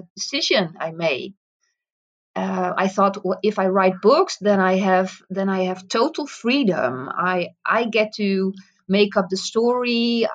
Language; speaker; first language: English; non-native, fluent; Dutch